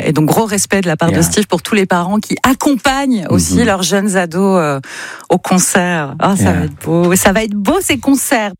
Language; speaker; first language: French; native; French